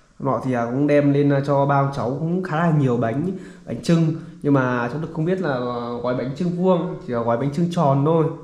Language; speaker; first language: Vietnamese; native; Vietnamese